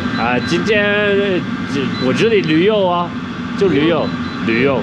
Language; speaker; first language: Chinese; non-native, fluent; English